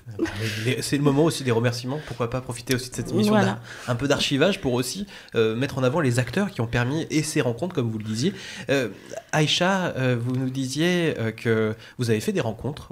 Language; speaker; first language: French; native; French